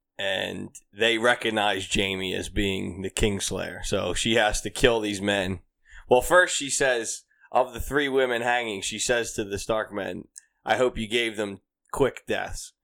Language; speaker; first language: English; native; English